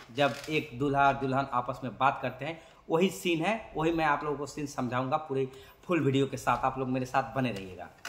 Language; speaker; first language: Hindi; non-native, local second language; Bangla